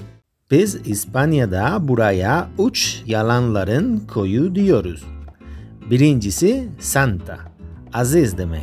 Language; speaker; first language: Turkish; non-native, fluent; Spanish